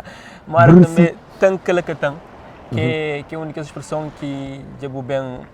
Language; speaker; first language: Portuguese; non-native, local second language; Kabuverdianu